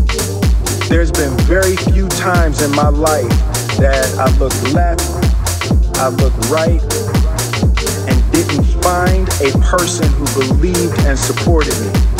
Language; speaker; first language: English; native; English